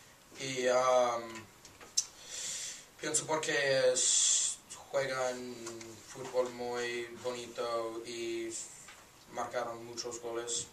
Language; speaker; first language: Spanish; non-native, learner; English